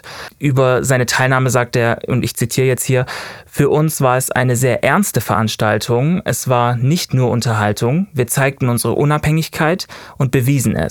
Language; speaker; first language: German; native; German